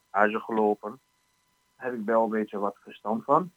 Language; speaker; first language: Dutch; non-native, fluent; Arabic